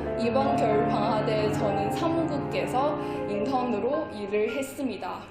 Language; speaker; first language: Korean; non-native, fluent; Chinese